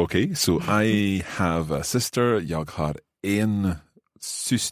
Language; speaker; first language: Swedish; non-native, learner; English